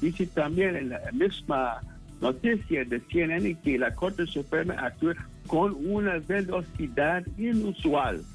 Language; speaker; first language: Spanish; non-native, fluent; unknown